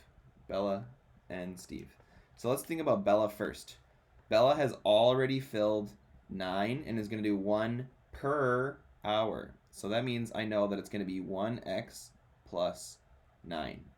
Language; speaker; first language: English; native; English